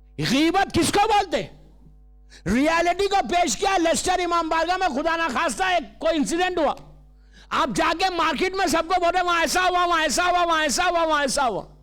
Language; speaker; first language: Urdu; native; Urdu